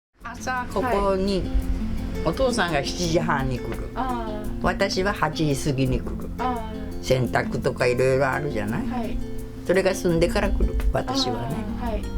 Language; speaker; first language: Japanese; native; Japanese